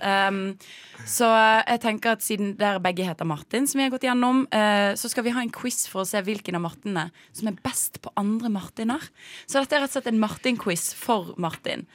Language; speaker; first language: Norwegian; native; Norwegian